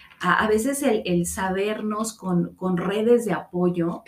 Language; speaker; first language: Spanish; native; Spanish